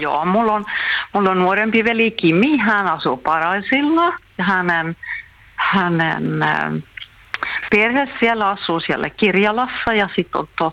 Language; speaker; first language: Finnish; non-native, local second language; Swedish